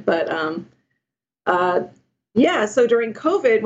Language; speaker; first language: English; native; English